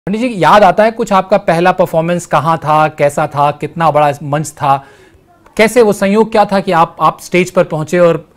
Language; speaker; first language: Hindi; native; Hindi